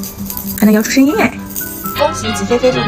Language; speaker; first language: Chinese; native; Chinese